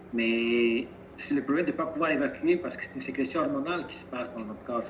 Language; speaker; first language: French; native; French